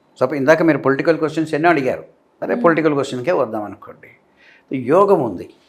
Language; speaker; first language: Telugu; non-native, fluent; Malayalam